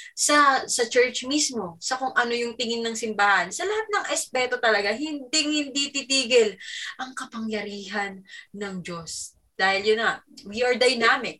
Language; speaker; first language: Filipino; native; Filipino